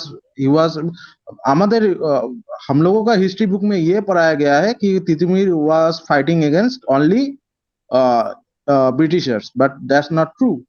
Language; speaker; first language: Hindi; non-native, local second language; Bangla